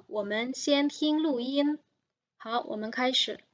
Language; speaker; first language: Chinese; non-native, fluent; Indonesian